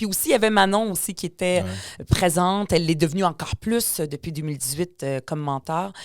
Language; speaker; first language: French; early bilingual, other home language; Arabic